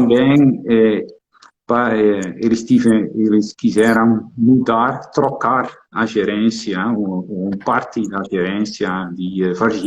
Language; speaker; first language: Portuguese; non-native, fluent; Dutch